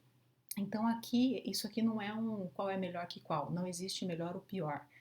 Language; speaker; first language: Portuguese; native; Portuguese